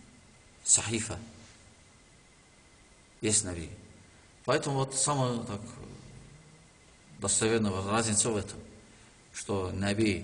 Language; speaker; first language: Russian; non-native, learner; Azerbaijani